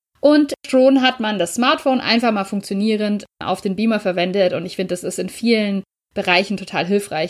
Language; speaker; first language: German; native; German